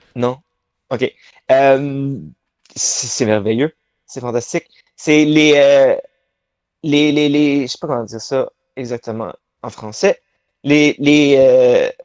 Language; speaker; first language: French; native; French